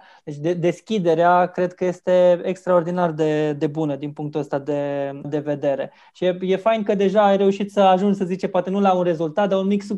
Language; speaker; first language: Romanian; native; Romanian